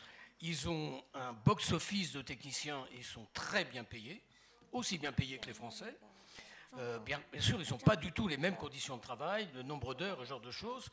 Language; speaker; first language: French; native; French